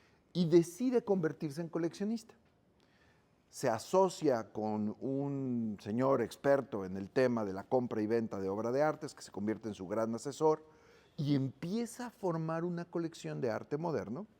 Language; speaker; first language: Spanish; native; Spanish